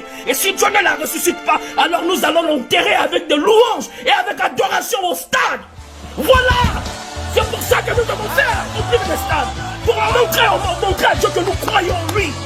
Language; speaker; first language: French; non-native, local second language; Lingala